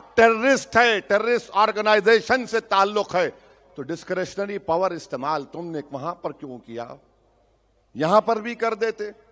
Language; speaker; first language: Hindi; non-native, local second language; Urdu